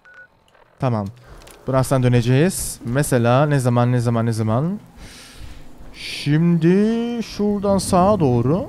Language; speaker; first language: Turkish; early bilingual, heritage; Turkish